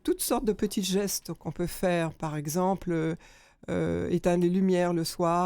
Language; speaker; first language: French; native; French